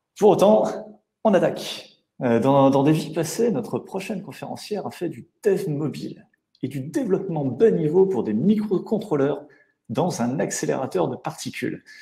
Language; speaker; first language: French; native; French